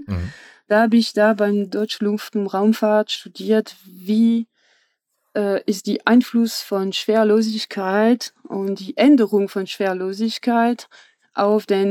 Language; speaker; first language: German; non-native, fluent; French